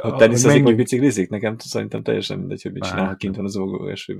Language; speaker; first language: Hungarian; native; Hungarian